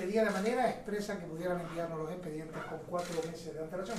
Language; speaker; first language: Spanish; native; Spanish